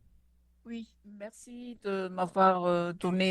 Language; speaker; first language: French; non-native, local second language; Malagasy